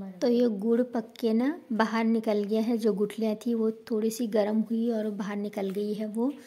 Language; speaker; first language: Hindi; native; Hindi